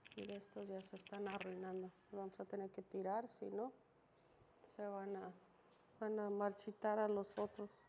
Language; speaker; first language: Spanish; early bilingual, heritage; Spanish